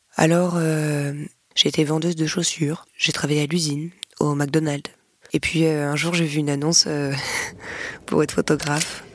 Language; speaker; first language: French; native; French